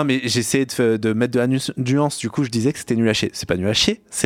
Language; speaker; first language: French; native; French